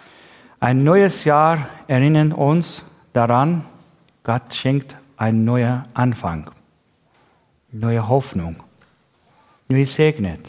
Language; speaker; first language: German; non-native, learner; Persian